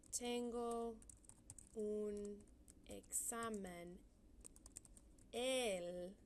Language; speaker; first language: Spanish; non-native, fluent; English